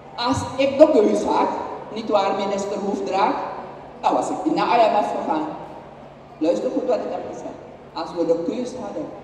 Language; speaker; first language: Dutch; native; Dutch